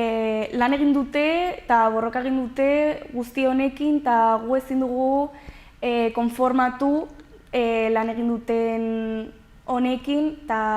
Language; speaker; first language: Basque; non-native, local second language; Spanish